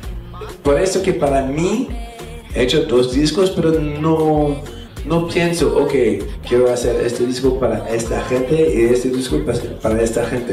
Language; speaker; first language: Spanish; non-native, fluent; French